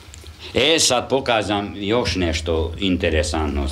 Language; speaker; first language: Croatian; non-native, local second language; Hungarian